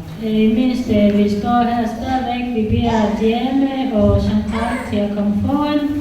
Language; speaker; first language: Danish; non-native, learner; Kinyarwanda